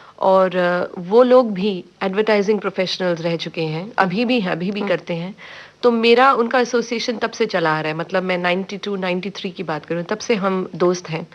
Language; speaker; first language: Hindi; non-native, local second language; Tamil